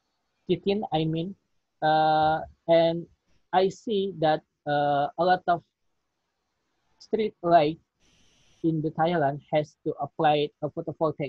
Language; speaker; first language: English; non-native, learner; Indonesian